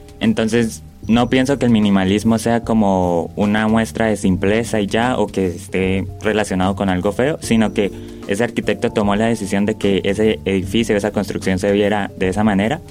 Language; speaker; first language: Spanish; native; Spanish